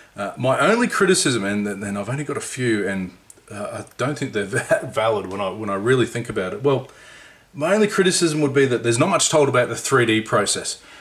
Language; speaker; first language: English; native; English